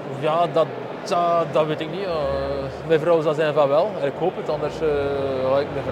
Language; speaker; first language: Dutch; non-native, local second language; French